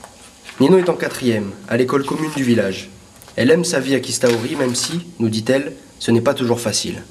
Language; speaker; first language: French; native; French